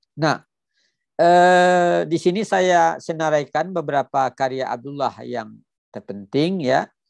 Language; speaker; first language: Indonesian; non-native, local second language; Minangkabau